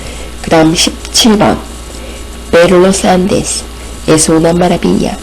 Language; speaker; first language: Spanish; non-native, fluent; Korean